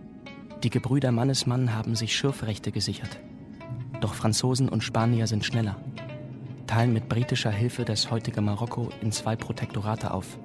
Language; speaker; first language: German; native; German